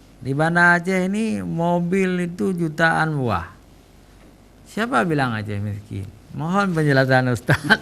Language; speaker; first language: Malay; non-native, local second language; Achinese